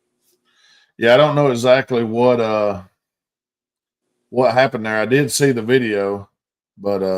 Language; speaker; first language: English; native; English